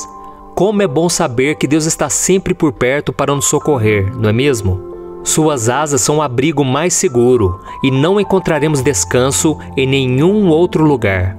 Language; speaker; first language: Portuguese; native; Portuguese